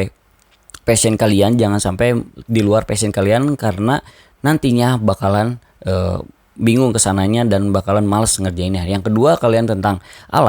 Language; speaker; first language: Indonesian; native; Indonesian